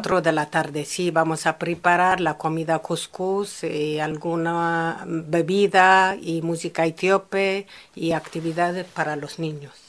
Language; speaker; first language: Spanish; non-native, fluent; Amharic